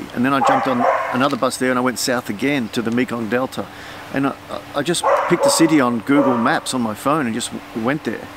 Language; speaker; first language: English; native; English